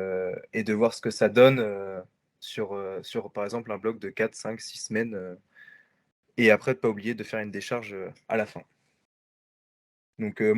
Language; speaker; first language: French; native; French